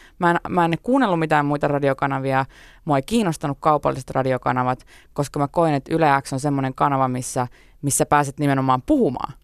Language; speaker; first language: Finnish; native; Finnish